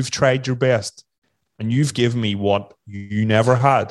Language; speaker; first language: English; native; English